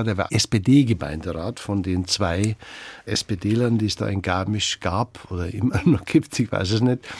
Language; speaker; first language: German; native; German